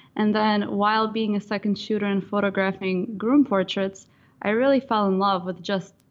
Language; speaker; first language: English; non-native, fluent; Russian